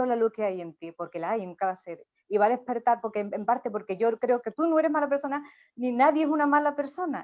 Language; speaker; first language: Spanish; native; Spanish